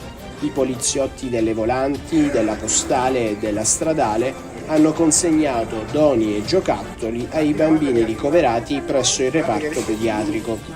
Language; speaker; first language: Italian; native; Italian